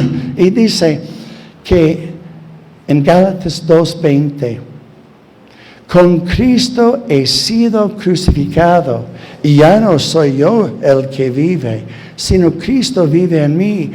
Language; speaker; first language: Spanish; non-native, fluent; English